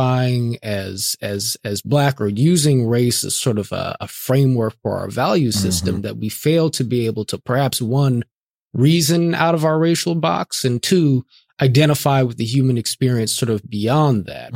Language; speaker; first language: English; native; English